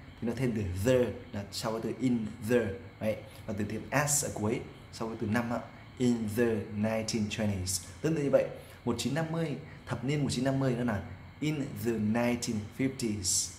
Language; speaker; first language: Vietnamese; native; Vietnamese